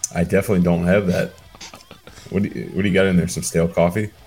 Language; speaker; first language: English; native; English